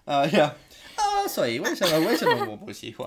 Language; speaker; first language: Chinese; non-native, learner; English